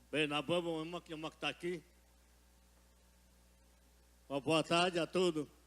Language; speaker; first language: Portuguese; non-native, local second language; Yanomámi